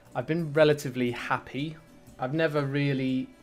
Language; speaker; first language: English; native; English